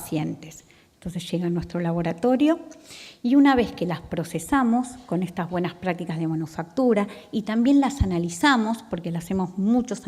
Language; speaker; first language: Spanish; native; Spanish